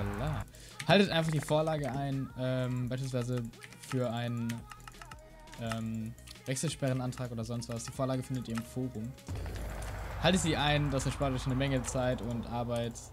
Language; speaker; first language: German; native; German